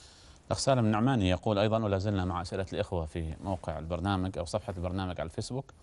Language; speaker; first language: Arabic; native; Arabic